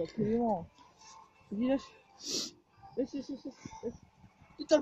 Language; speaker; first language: French; native; French